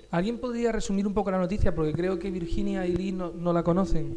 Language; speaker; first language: Spanish; native; Spanish